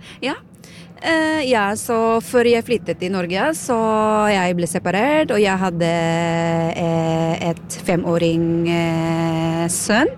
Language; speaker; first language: Norwegian; non-native, fluent; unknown